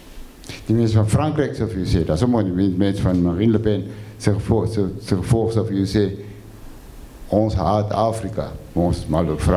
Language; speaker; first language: Afrikaans; non-native, fluent; French